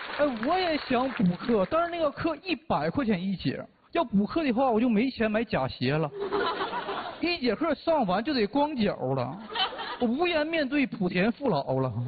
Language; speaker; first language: Chinese; native; Chinese